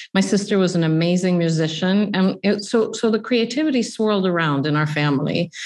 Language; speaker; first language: English; non-native, fluent; Swedish